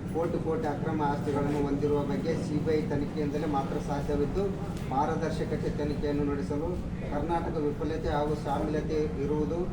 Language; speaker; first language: Kannada; native; Kannada